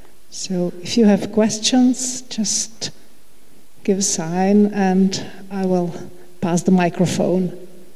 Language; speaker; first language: English; non-native, fluent; Czech